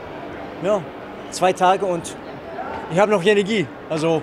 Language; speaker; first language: German; non-native, fluent; English